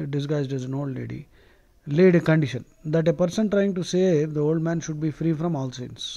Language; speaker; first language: English; non-native, local second language; Telugu